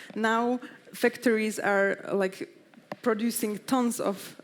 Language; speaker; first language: English; non-native, fluent; Slovak